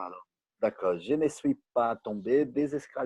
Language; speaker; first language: French; non-native, learner; Portuguese